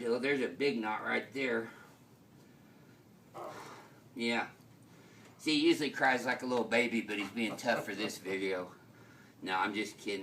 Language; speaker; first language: English; native; English